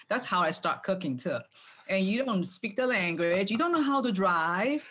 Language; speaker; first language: English; non-native, fluent; Chinese